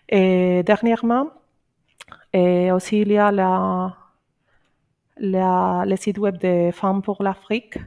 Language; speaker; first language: French; non-native, learner; Spanish